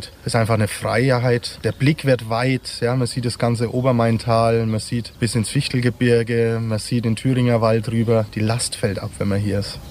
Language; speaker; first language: German; native; German